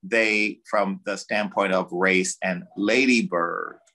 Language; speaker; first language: English; native; English